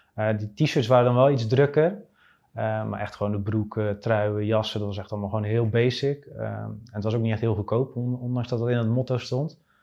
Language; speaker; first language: Dutch; native; Dutch